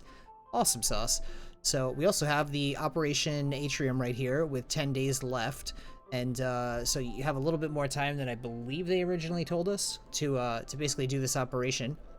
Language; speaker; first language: English; native; English